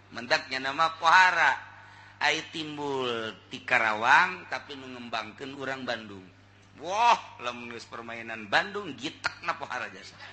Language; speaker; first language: Sundanese; native; Sundanese